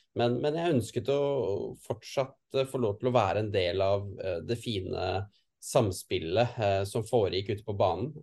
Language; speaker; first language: Norwegian; native; Norwegian